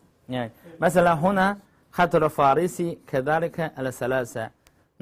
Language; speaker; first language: Arabic; non-native, learner; Chinese